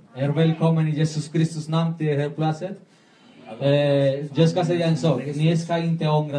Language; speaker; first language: Swedish; non-native, learner; Spanish